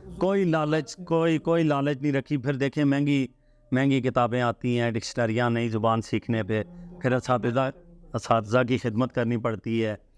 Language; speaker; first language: Urdu; non-native, local second language; Northern Hindko